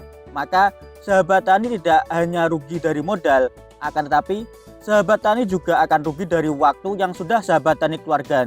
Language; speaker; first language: Indonesian; native; Indonesian